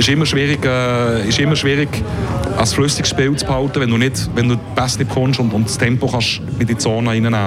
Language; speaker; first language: German; native; German